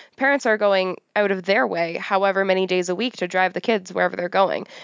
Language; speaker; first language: English; native; English